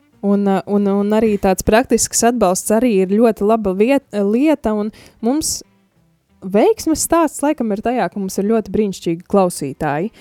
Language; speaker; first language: Latvian; native; Latvian